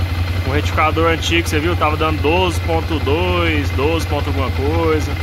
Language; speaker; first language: Portuguese; native; Portuguese